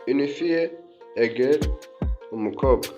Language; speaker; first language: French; non-native, learner; Kinyarwanda